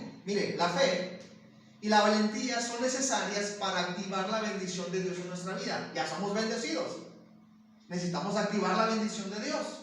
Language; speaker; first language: Spanish; native; Spanish